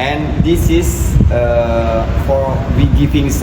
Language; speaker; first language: English; non-native, learner; Indonesian